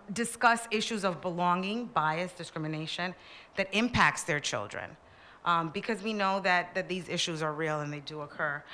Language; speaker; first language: English; early bilingual, other home language; Spanish